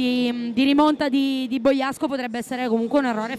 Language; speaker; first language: Italian; native; Italian